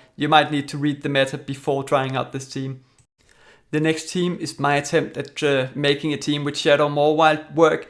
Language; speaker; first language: English; native; English